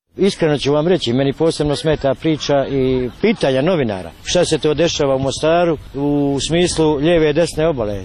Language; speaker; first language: Croatian; native; Croatian